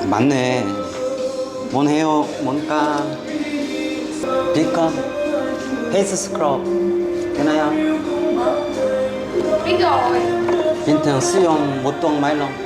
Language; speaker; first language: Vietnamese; non-native, learner; Korean